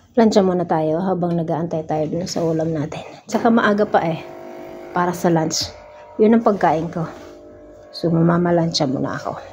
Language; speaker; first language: Filipino; non-native, local second language; Bikol